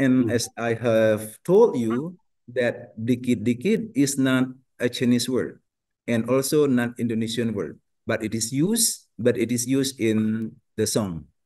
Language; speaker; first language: English; non-native, learner; Indonesian